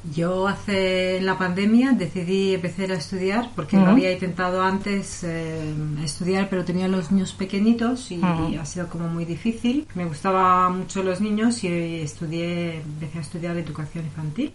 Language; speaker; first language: Spanish; non-native, fluent; Greek